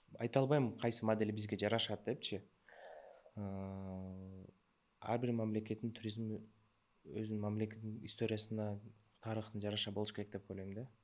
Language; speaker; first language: Kyrgyz; early bilingual, other home language; Russian